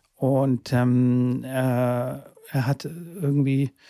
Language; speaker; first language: German; early bilingual, other home language; Bulgarian